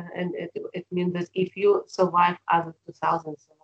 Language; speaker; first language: English; non-native, learner; Russian